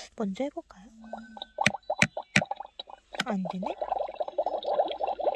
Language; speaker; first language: Korean; native; Korean